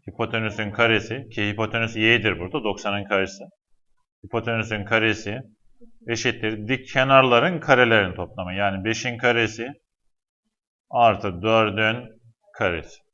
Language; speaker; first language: Turkish; native; Turkish